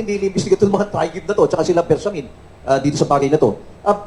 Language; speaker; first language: Filipino; native; Filipino